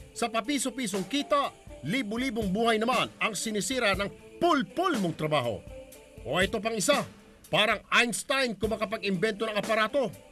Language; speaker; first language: Filipino; native; Filipino